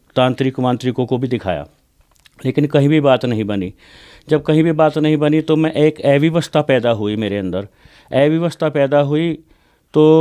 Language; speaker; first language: Hindi; native; Hindi